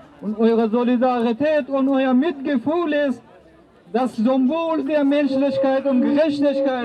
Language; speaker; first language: German; non-native, fluent; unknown